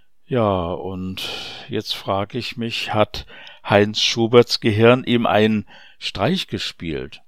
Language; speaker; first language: German; native; German